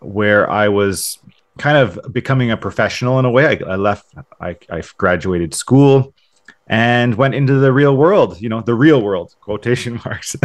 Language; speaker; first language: English; native; English